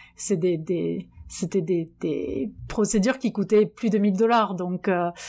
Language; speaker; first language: French; native; French